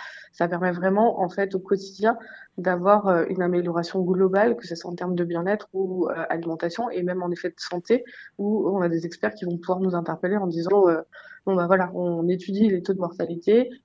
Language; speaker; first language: French; native; French